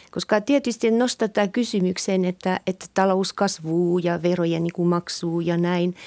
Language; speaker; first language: Finnish; non-native, fluent; French